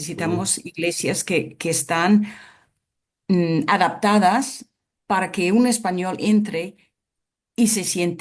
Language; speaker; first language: Spanish; non-native, fluent; English